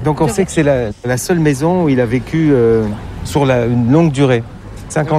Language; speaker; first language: French; native; French